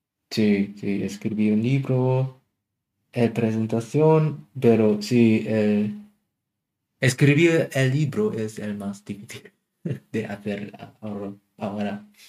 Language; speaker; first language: Spanish; non-native, learner; German